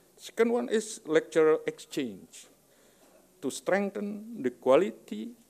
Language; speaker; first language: English; non-native, fluent; Indonesian